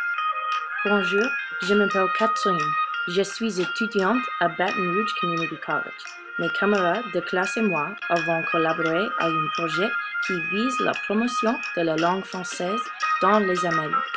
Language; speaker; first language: French; non-native, learner; English